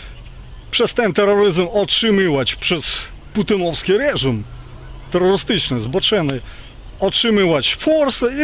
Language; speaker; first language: Polish; non-native, fluent; Ukrainian